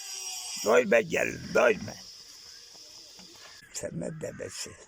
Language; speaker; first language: Turkish; non-native, local second language; Kurdish